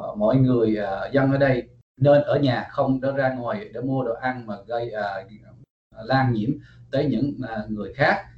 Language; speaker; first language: Vietnamese; early bilingual, heritage; Vietnamese